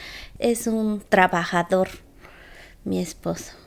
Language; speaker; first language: Spanish; non-native, local second language; Zapotec